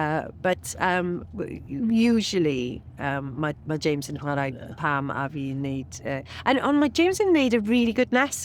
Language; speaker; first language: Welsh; non-native, local second language; English